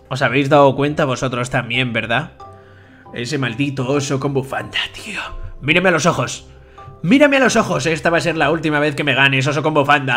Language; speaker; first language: Spanish; native; Spanish